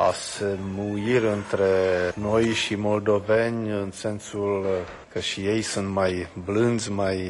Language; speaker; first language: Romanian; non-native, fluent; Czech